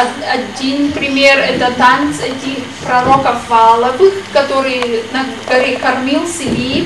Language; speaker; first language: Russian; native; Russian